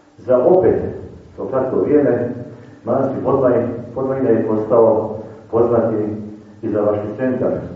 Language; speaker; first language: Serbian; native; Serbian